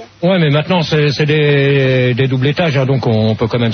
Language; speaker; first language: French; native; French